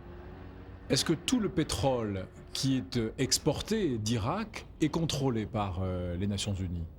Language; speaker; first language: French; native; French